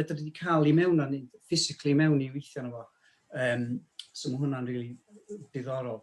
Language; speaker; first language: Welsh; native; Welsh